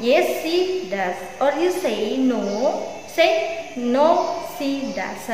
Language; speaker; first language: English; non-native, learner; Indonesian